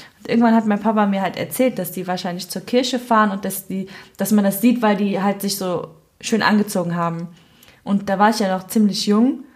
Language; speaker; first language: German; native; German